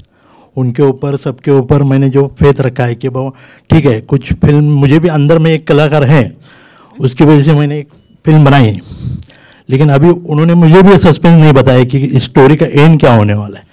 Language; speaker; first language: Hindi; non-native, local second language; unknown